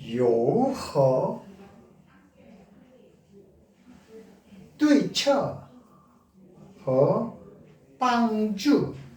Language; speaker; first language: Chinese; non-native, learner; Korean